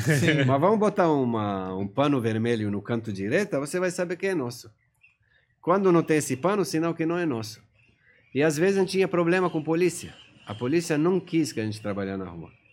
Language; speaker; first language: Portuguese; non-native, fluent; Persian